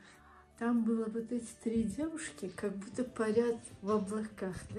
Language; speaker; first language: Russian; non-native, local second language; Tajik